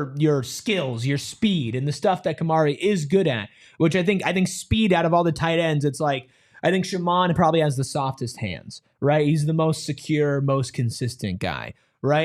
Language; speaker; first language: English; native; English